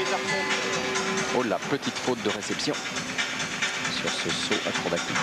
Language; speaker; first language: French; native; French